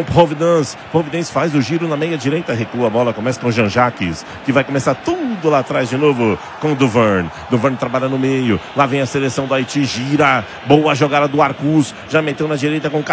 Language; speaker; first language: Portuguese; native; Portuguese